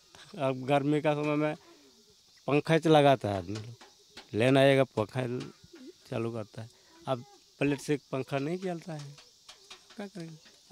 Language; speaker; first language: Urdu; non-native, local second language; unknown